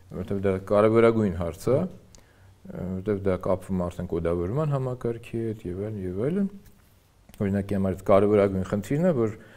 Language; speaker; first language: Armenian; native; Armenian